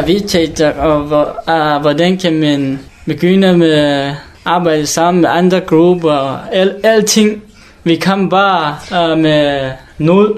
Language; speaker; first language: Danish; non-native, learner; Hakha Chin